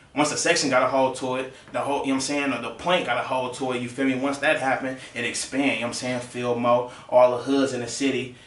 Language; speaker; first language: English; native; English